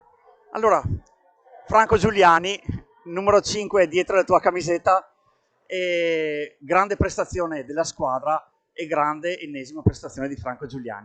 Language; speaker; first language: Italian; native; Italian